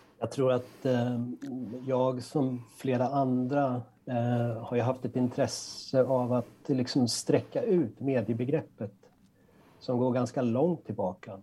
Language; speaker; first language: Swedish; native; Swedish